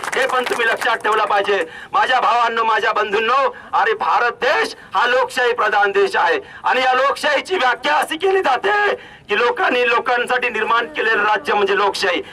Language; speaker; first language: Marathi; non-native, local second language; Lambadi